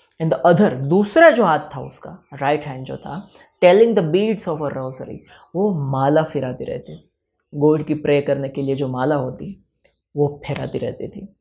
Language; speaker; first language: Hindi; non-native, local second language; Gujarati